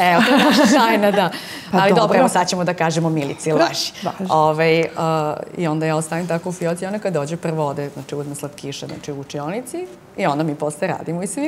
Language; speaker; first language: Serbian; native; Serbian